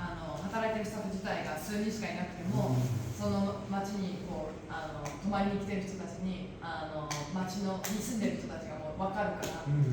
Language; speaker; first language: Japanese; native; Japanese